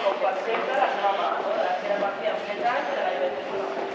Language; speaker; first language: Catalan; native; Catalan